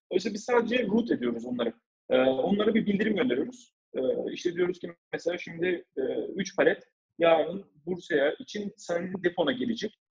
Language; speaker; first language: Turkish; early bilingual, heritage; Turkish